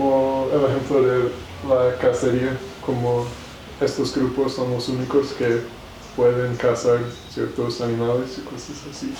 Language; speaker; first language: Spanish; non-native, learner; English